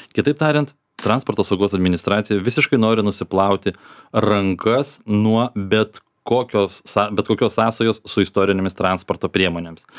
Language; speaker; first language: Lithuanian; native; Lithuanian